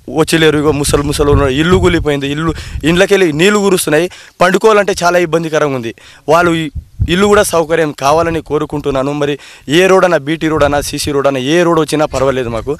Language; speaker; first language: Telugu; non-native, local second language; Lambadi